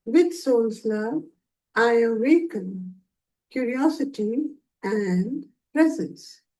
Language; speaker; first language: English; non-native, local second language; Hindi